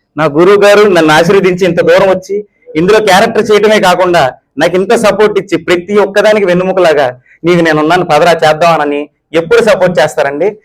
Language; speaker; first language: Telugu; native; Telugu